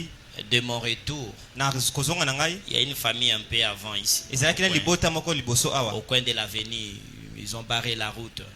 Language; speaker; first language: Haitian Creole; non-native, local second language; Lingala